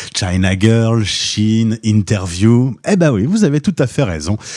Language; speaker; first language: French; native; French